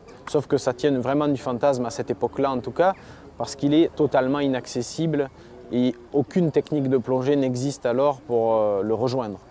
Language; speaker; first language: French; native; French